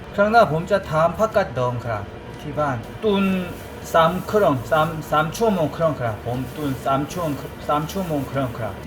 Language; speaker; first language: Thai; non-native, learner; Korean